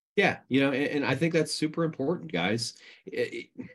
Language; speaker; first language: English; native; English